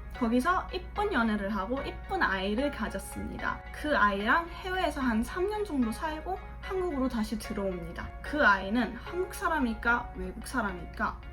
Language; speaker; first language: Korean; early bilingual, heritage; Korean